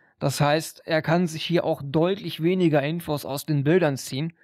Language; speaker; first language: German; native; German